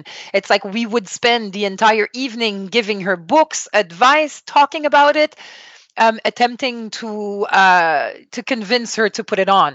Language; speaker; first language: English; non-native, fluent; French